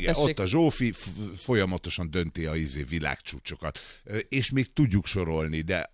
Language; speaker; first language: Hungarian; native; Hungarian